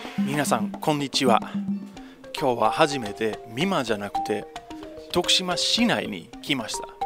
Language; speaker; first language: Japanese; non-native, fluent; Dutch